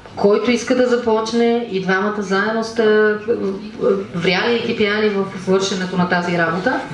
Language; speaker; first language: Bulgarian; native; Bulgarian